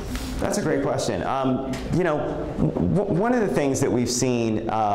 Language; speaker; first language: English; native; English